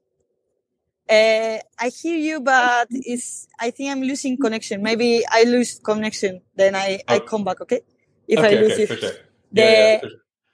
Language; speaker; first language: English; non-native, fluent; Spanish